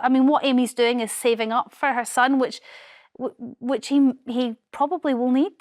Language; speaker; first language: English; native; English